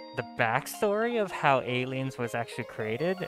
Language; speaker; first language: English; native; English